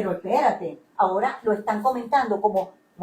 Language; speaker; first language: Spanish; native; Spanish